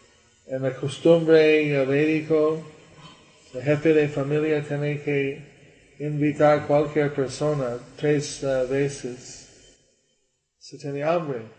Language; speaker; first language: Spanish; non-native, learner; English